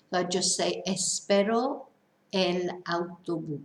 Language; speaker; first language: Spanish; non-native, fluent; English